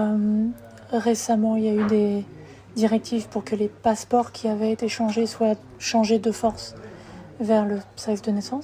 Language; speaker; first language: French; native; French